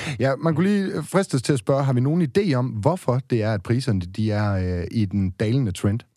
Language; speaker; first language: Danish; native; Danish